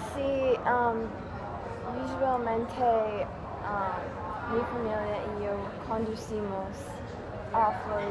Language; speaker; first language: Spanish; non-native, learner; English